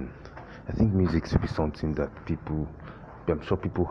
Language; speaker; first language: English; non-native, local second language; Igbo